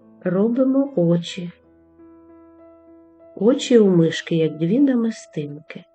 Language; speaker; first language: Ukrainian; native; Ukrainian